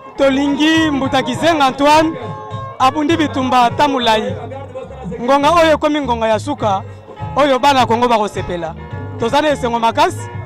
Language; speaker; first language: Lingala; non-native, local second language; Kongo